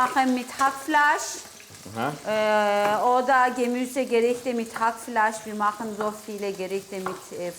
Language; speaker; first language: German; non-native, learner; Turkish